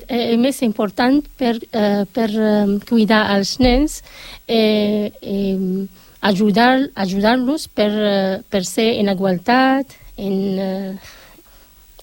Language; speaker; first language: Catalan; non-native, fluent; Arabic